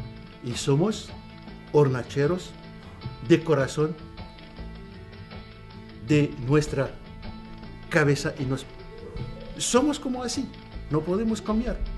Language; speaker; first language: Spanish; non-native, learner; Arabic